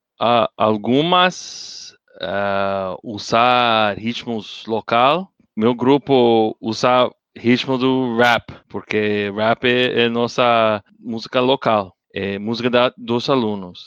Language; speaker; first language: Portuguese; non-native, learner; English